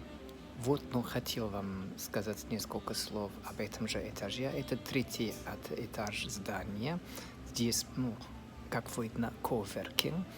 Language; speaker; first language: Russian; non-native, fluent; English